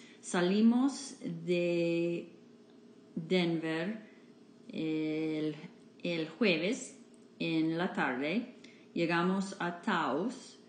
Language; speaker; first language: Spanish; non-native, fluent; English